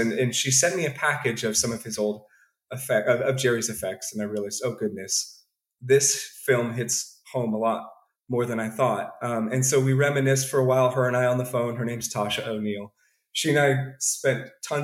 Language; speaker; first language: English; native; English